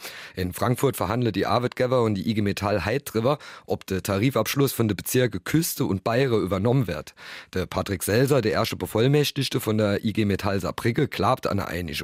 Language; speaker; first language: German; native; German